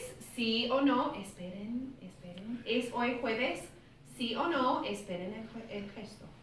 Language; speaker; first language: Spanish; non-native, fluent; English